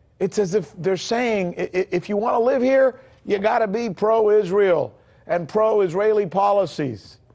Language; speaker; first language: English; early bilingual, other home language; Spanish